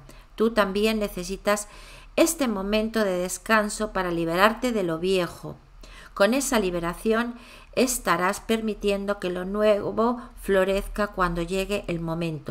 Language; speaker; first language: Spanish; native; Spanish